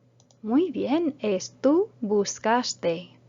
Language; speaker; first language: Spanish; non-native, fluent; English